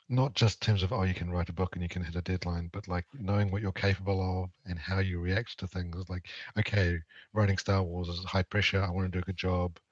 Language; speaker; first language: English; native; English